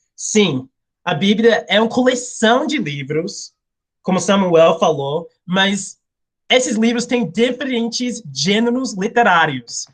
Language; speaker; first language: Portuguese; non-native, fluent; English